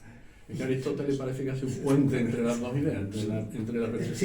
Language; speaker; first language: Spanish; native; Spanish